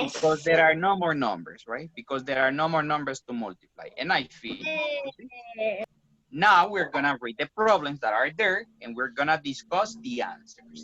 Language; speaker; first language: English; non-native, fluent; Spanish